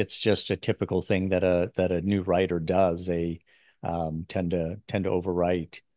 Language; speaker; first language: English; native; English